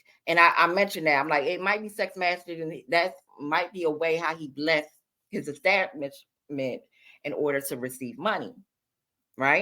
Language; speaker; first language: English; native; English